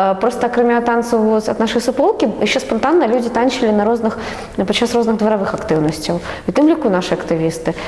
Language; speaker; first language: Belarusian; native; Belarusian